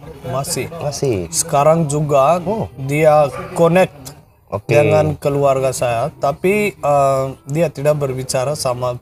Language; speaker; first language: Indonesian; non-native, learner; Hindi